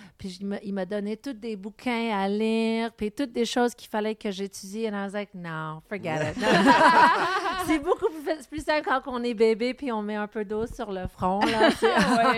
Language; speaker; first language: French; non-native, local second language; English